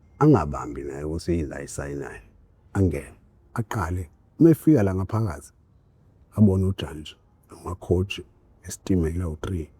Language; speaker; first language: Zulu; native; Zulu